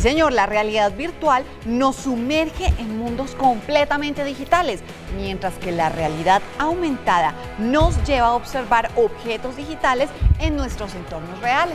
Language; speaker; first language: Spanish; native; Spanish